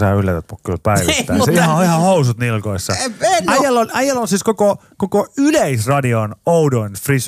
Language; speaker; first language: Finnish; native; Finnish